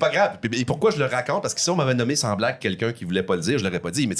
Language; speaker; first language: French; native; French